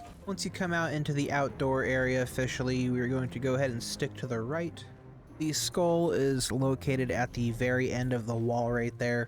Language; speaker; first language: English; native; English